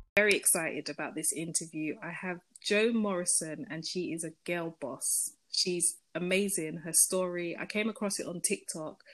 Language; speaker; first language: English; native; English